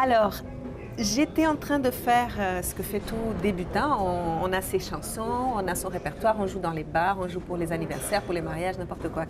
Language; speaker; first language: French; non-native, fluent; Portuguese